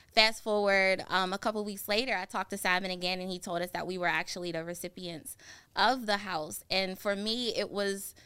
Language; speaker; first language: English; native; English